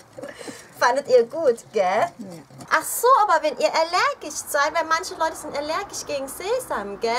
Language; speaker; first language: German; early bilingual, other home language; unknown